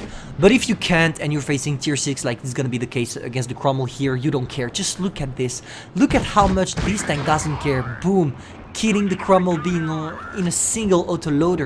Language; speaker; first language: English; non-native, fluent; French